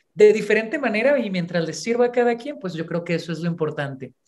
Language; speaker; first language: Spanish; native; Spanish